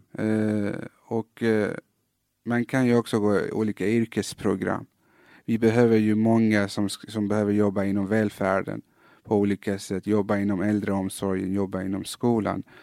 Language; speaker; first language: Swedish; native; Swedish